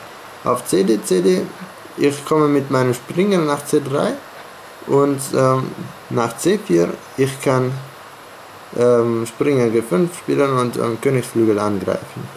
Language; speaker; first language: German; non-native, fluent; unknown